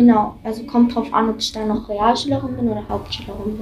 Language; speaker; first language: German; early bilingual, other home language; Italian